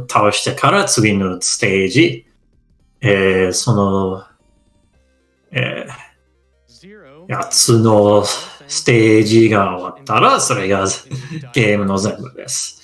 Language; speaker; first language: Japanese; non-native, learner; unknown